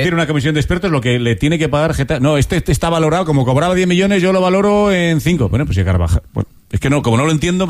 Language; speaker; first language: Spanish; native; Spanish